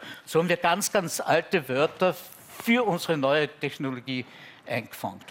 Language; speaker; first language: German; native; German